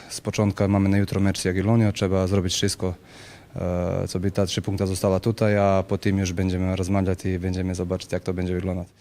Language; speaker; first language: Polish; non-native, learner; Serbian